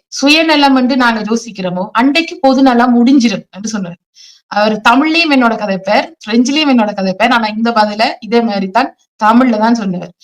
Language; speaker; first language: Tamil; early bilingual, heritage; Tamil